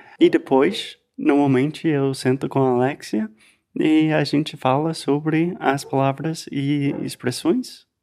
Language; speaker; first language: Portuguese; non-native, fluent; English